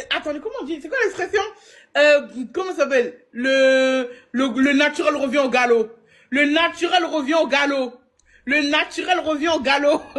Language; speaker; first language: French; early bilingual, other home language; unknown